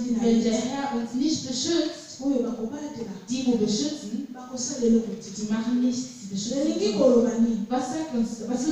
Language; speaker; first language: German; non-native, fluent; Lingala